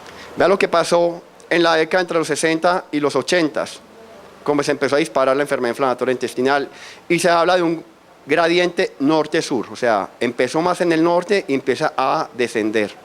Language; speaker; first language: Spanish; native; Spanish